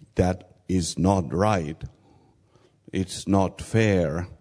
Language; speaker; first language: English; non-native, fluent; Finnish